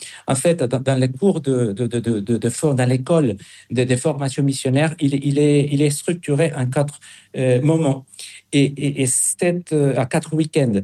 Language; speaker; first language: French; non-native, fluent; Spanish